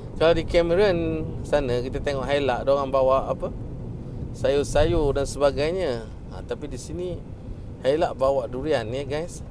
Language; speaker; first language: Malay; native; Malay